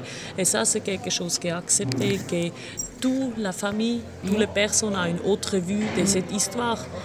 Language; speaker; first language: French; non-native, local second language; German